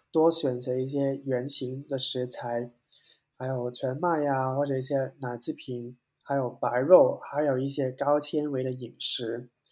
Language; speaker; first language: Chinese; non-native, local second language; Cantonese